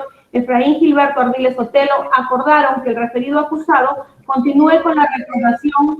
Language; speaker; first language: Spanish; native; Spanish